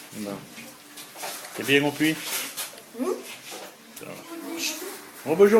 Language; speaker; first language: French; native; French